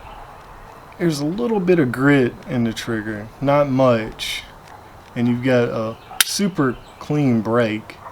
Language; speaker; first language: English; native; English